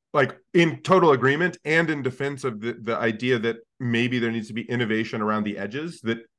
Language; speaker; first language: English; native; English